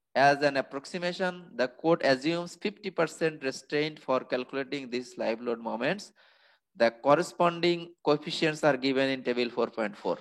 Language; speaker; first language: English; non-native, local second language; Bangla